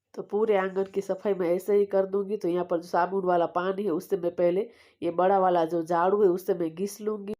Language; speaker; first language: Hindi; non-native, local second language; Gujarati